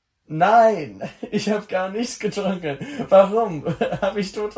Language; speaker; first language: German; non-native, learner; English